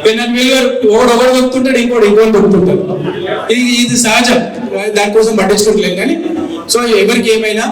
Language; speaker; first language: Telugu; native; Telugu